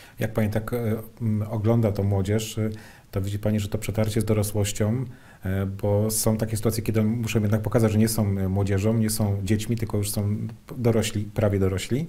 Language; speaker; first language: Polish; native; Polish